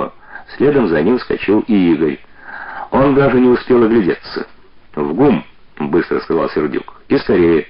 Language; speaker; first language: Russian; native; Russian